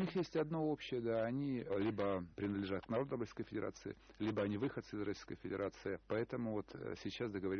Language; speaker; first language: Russian; native; Russian